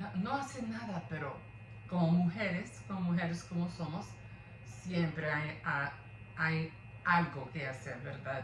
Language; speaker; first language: Spanish; early bilingual, heritage; Spanish